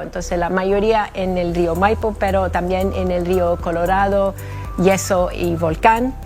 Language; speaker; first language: Spanish; non-native, fluent; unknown